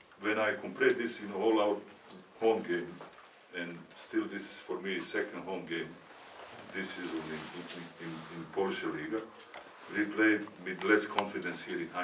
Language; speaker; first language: English; non-native, learner; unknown